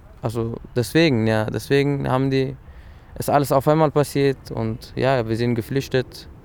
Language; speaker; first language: German; early bilingual, other home language; Persian